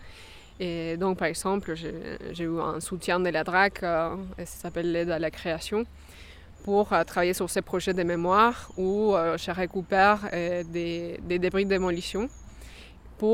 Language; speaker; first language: French; non-native, fluent; Spanish